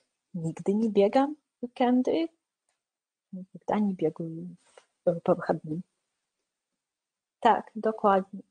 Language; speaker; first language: Polish; non-native, fluent; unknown